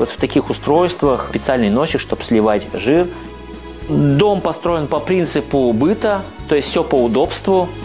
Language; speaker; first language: Russian; native; Russian